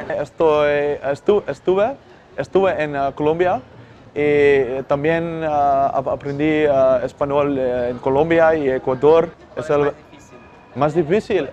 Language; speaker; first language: Spanish; non-native, learner; Dutch